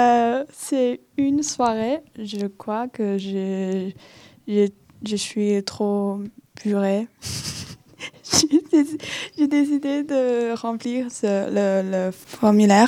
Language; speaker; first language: French; non-native, fluent; Chinese